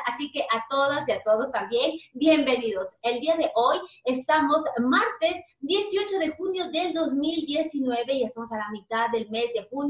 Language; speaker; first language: Spanish; native; Spanish